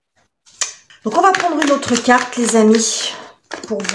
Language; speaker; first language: French; native; French